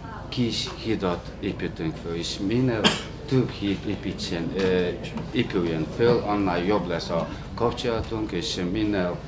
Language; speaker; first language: Hungarian; non-native, fluent; Mongolian